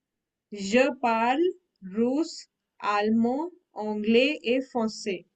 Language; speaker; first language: French; non-native, learner; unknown